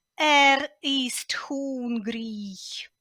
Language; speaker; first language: German; non-native, fluent; Ukrainian